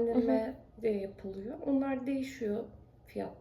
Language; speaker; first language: Turkish; native; Turkish